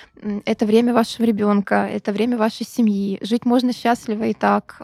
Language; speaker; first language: Russian; native; Russian